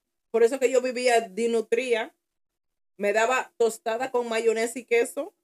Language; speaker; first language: Spanish; early bilingual, heritage; Spanish